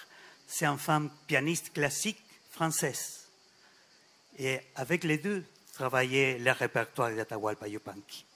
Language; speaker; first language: French; non-native, fluent; Spanish